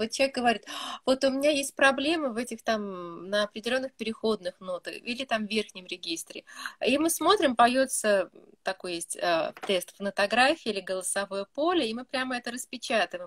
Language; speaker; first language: Russian; native; Russian